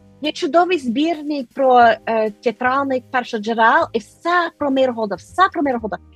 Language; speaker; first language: Ukrainian; non-native, fluent; English